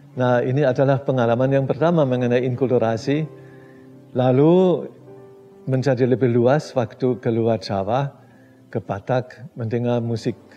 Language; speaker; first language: Indonesian; non-native, fluent; German